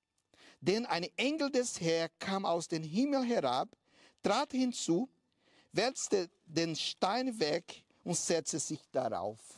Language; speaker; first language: German; non-native, fluent; Portuguese